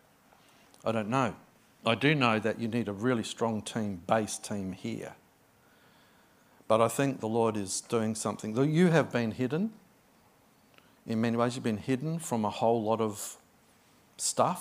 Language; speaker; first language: English; native; English